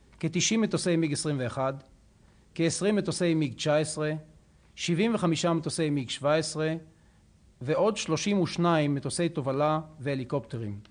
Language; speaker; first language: Hebrew; native; Hebrew